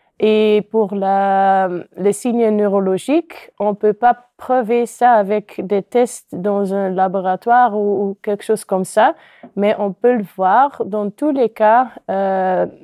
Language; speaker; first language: French; non-native, local second language; Dutch